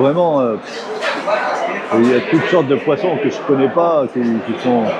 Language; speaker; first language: French; native; French